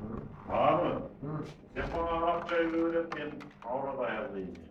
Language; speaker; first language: Turkish; non-native, learner; Arabic